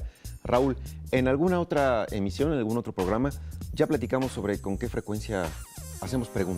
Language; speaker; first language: Spanish; native; Spanish